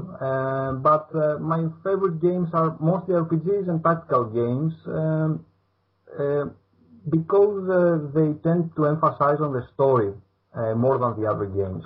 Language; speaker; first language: English; non-native, fluent; Greek